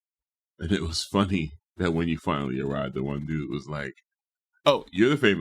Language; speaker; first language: English; native; English